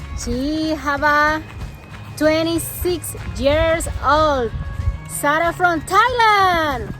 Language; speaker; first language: English; non-native, learner; Spanish